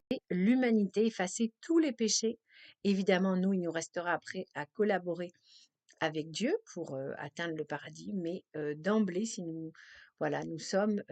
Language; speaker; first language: French; native; French